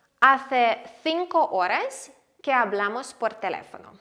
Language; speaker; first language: Spanish; non-native, fluent; Ukrainian